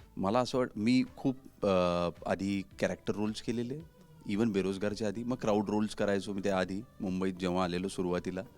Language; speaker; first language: Marathi; native; Marathi